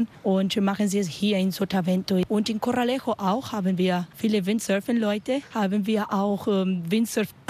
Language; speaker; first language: German; non-native, learner; Spanish